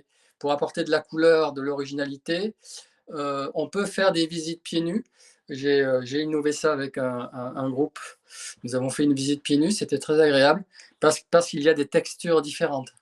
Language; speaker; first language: French; native; French